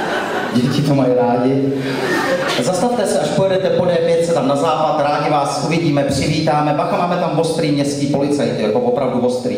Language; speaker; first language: Czech; native; Czech